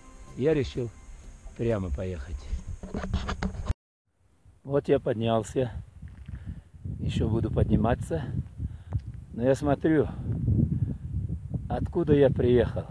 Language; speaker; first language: Russian; non-native, local second language; Uzbek